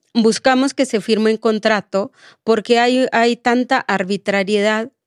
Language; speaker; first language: Spanish; non-native, local second language; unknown